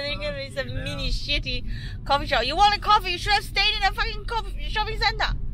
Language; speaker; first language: English; non-native, fluent; Chinese